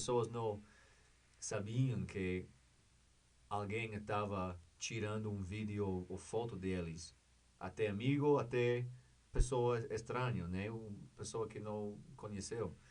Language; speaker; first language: Portuguese; non-native, learner; English